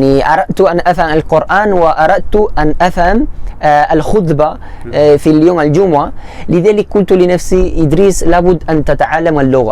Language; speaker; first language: Arabic; non-native, learner; Spanish